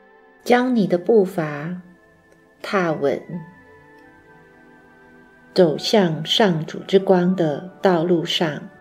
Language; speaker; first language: Chinese; native; Chinese